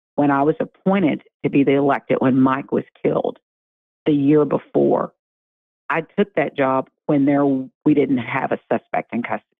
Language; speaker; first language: English; native; English